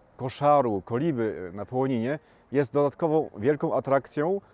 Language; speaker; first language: Polish; native; Polish